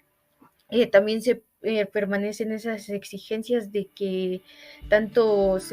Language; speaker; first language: Spanish; native; Spanish